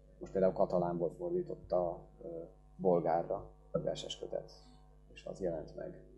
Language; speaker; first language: Hungarian; early bilingual, other home language; Polish